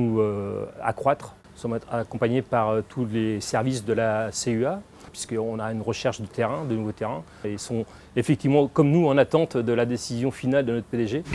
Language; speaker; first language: French; native; French